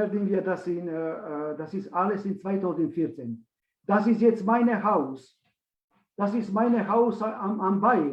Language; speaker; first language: German; non-native, fluent; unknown